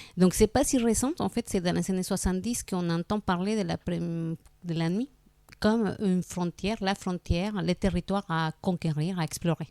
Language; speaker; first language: French; non-native, fluent; Spanish